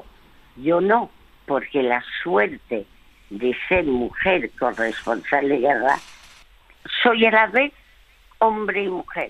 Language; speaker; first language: Spanish; early bilingual, other home language; French